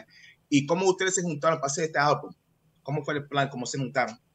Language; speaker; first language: Spanish; early bilingual, heritage; English